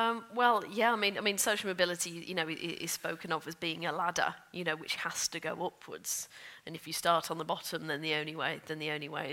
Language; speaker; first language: English; native; English